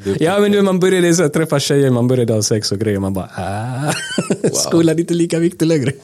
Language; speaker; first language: Swedish; early bilingual, other home language; Spanish